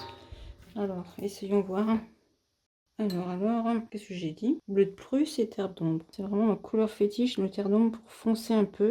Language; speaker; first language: French; native; French